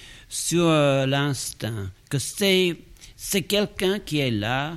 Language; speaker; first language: French; non-native, fluent; English